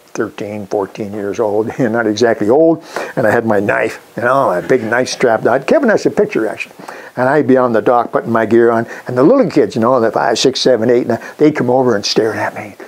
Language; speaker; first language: English; native; English